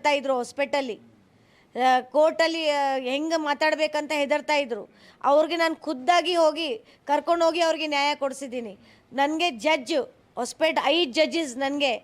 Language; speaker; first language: Kannada; non-native, local second language; Hindi